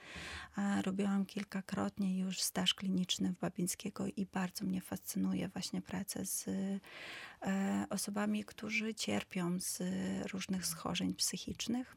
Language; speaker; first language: Polish; non-native, fluent; Ukrainian